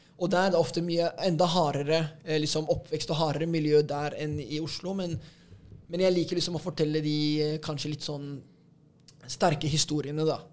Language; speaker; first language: Norwegian; native; Norwegian